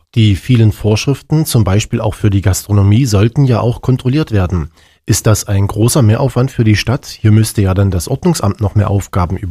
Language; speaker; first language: German; native; German